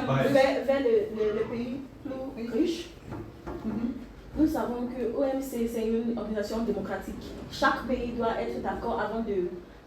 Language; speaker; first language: French; non-native, learner; English